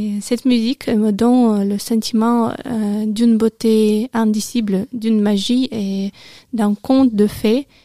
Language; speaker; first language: French; non-native, learner; Russian